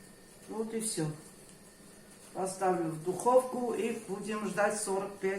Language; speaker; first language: Russian; non-native, fluent; Armenian